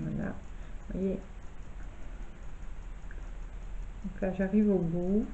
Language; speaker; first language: French; native; French